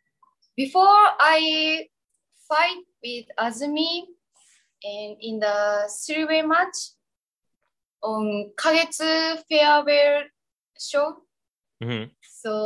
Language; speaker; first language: English; non-native, learner; Japanese